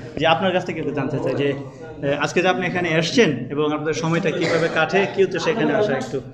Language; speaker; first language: Bangla; native; Bangla